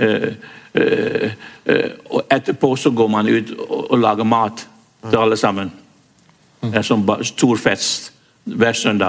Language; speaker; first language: Norwegian; non-native, fluent; English